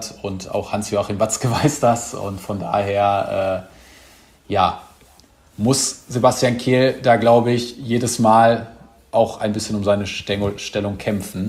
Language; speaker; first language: German; native; German